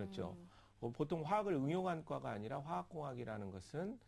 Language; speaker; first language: Korean; native; Korean